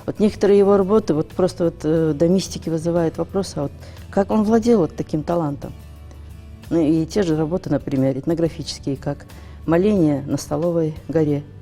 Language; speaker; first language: Russian; non-native, local second language; Ingush